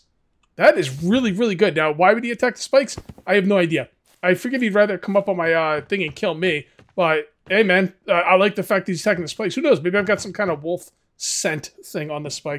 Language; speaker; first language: English; native; English